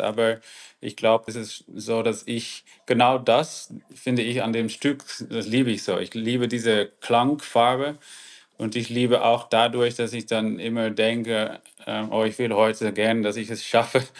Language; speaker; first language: German; non-native, fluent; Dutch